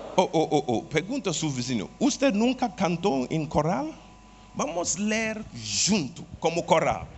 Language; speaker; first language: Portuguese; non-native, learner; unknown